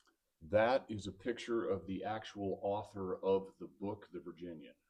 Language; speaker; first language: English; native; English